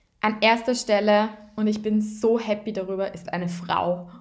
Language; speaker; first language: German; native; German